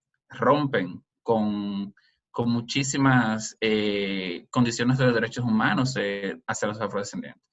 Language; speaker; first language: Spanish; native; Spanish